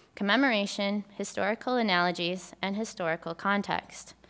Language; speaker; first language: English; native; English